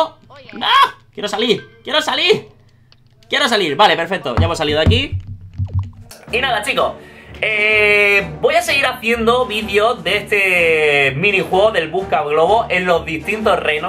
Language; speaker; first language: Spanish; native; Spanish